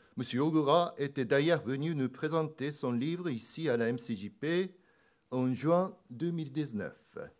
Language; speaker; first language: French; non-native, fluent; Japanese